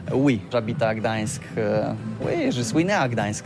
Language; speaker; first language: French; non-native, learner; Polish